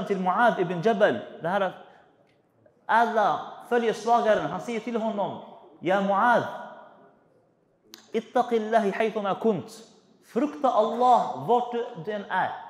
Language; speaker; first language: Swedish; non-native, fluent; Arabic